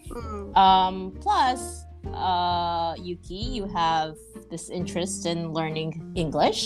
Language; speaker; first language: English; non-native, fluent; Japanese